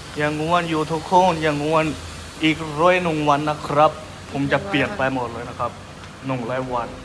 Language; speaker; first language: Thai; non-native, learner; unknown